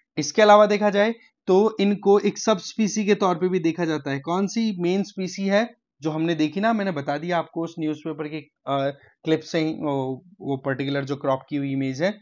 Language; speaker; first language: Hindi; native; Hindi